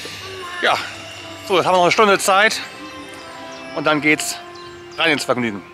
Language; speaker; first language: German; native; German